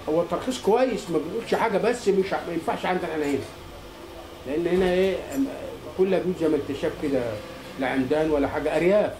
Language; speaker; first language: Arabic; native; Arabic